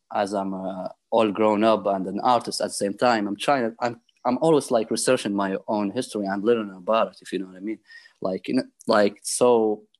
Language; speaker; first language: English; non-native, fluent; Arabic